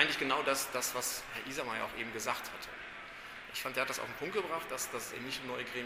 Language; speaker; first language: German; native; German